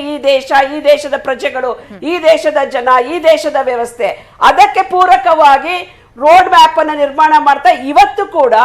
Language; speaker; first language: Kannada; native; Kannada